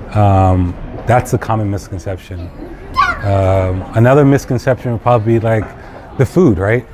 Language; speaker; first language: English; native; English